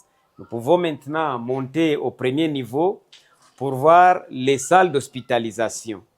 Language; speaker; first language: French; non-native, local second language; Swahili